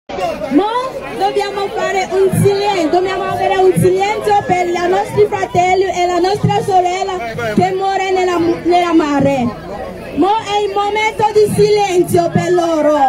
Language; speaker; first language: Italian; non-native, learner; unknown